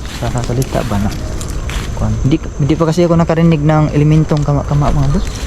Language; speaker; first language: Filipino; non-native, local second language; Cebuano